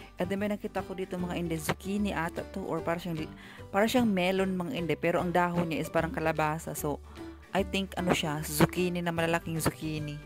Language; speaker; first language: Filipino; non-native, local second language; Cebuano